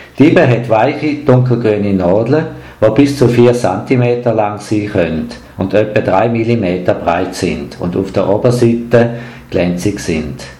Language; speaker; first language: German; native; German